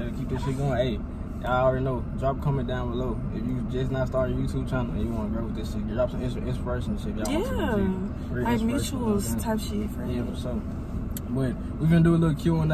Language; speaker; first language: English; native; English